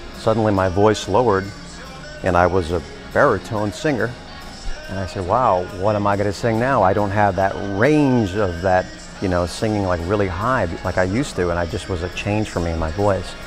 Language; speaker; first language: English; native; English